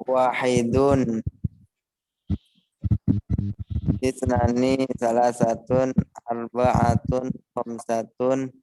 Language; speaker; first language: Arabic; non-native, learner; Indonesian